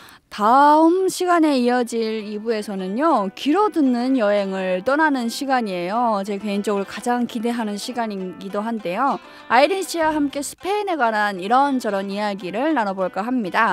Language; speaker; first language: Korean; native; Korean